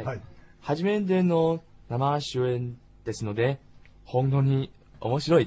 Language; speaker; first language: Japanese; non-native, learner; Chinese